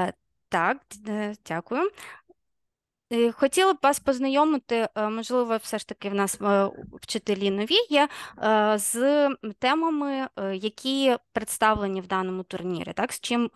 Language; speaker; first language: Ukrainian; native; Ukrainian